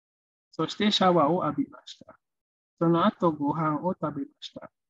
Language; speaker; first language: Japanese; non-native, fluent; Indonesian